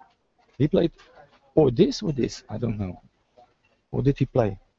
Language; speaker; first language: English; non-native, fluent; Dutch